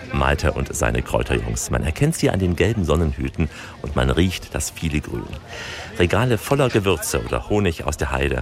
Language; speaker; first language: German; native; German